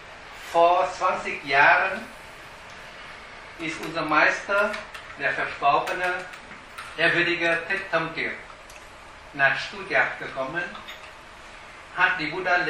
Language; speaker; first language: German; non-native, fluent; Vietnamese